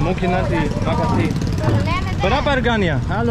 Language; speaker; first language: Indonesian; non-native, learner; German